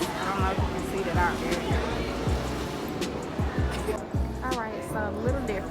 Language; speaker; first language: English; native; English